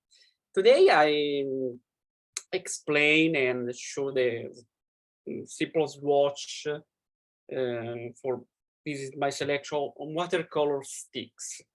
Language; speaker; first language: English; non-native, learner; Italian